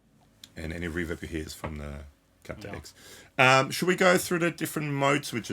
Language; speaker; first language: English; native; English